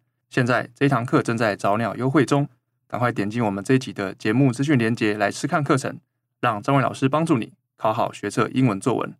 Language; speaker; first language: Chinese; native; Chinese